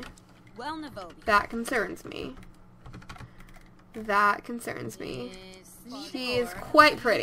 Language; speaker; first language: English; native; English